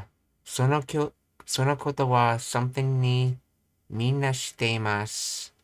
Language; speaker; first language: Japanese; non-native, learner; English